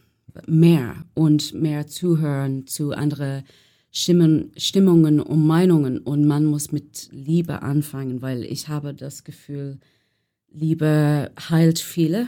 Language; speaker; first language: German; non-native, learner; English